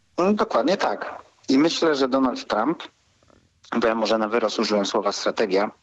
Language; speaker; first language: Polish; native; Polish